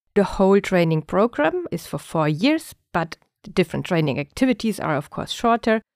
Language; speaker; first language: English; non-native, fluent; German